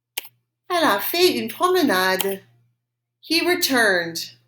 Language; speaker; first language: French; non-native, fluent; English